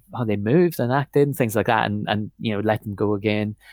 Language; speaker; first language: English; native; English